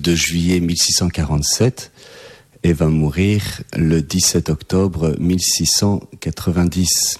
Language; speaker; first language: French; native; French